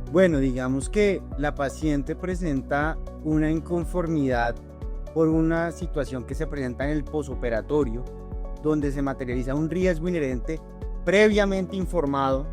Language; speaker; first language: Spanish; native; Spanish